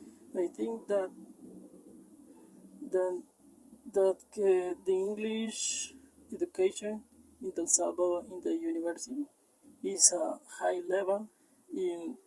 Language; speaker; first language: English; non-native, learner; Spanish